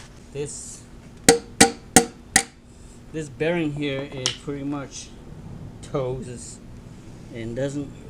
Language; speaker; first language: English; non-native, fluent; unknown